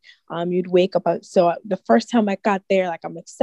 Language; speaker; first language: English; non-native, local second language; Akan